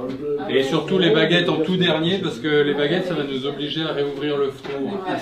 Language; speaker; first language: French; native; French